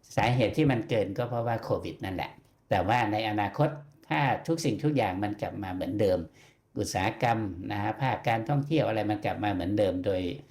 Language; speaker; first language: Thai; native; Thai